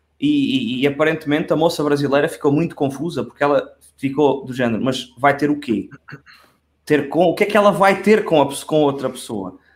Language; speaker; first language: Portuguese; native; Portuguese